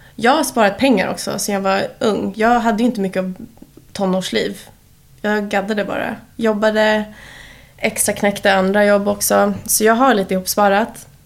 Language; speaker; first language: Swedish; early bilingual, heritage; Swedish